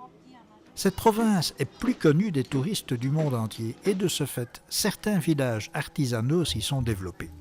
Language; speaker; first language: French; native; French